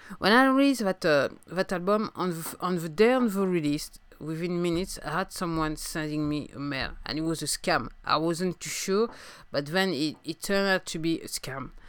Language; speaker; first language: English; non-native, fluent; French